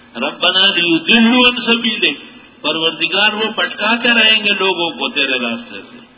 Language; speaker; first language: Urdu; non-native, local second language; Pashto